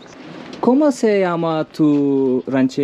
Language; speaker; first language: Spanish; non-native, learner; Turkish